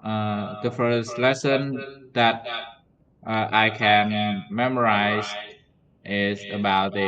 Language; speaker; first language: English; non-native, learner; Vietnamese